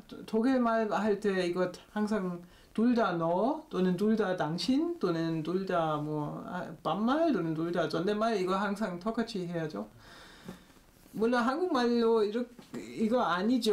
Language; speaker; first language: Korean; non-native, fluent; German